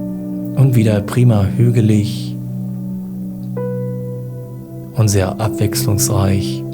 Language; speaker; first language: German; native; German